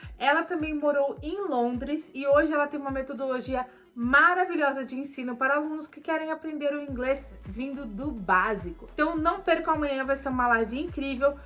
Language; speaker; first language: Portuguese; native; Portuguese